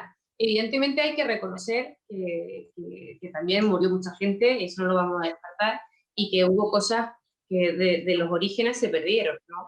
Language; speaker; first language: Spanish; native; Spanish